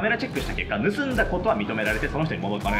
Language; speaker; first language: Japanese; native; Japanese